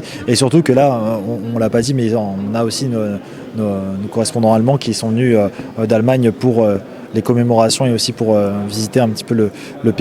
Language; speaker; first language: French; native; French